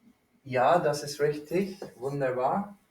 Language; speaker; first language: German; non-native, fluent; English